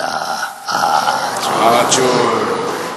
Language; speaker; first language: Korean; native; Korean